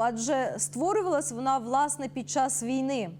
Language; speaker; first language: Ukrainian; native; Ukrainian